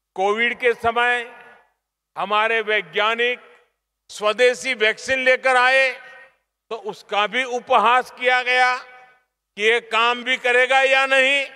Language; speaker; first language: Hindi; non-native, local second language; Gujarati